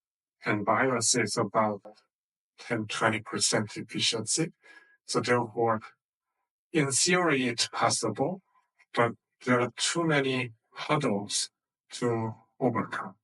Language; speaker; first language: English; non-native, fluent; Korean